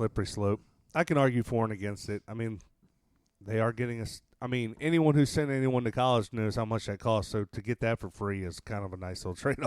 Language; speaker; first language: English; native; English